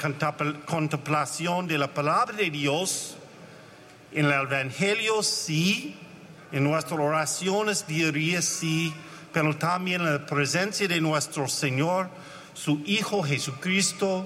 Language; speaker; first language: Spanish; non-native, learner; English